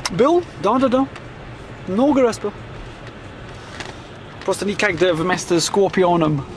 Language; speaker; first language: Russian; non-native, learner; English